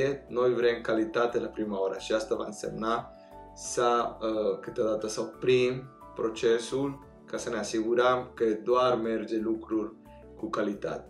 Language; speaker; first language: Romanian; non-native, fluent; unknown